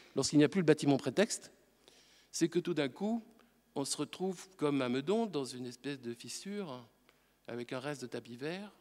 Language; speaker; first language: French; native; French